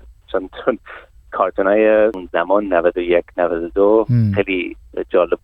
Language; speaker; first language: Persian; early bilingual, heritage; Persian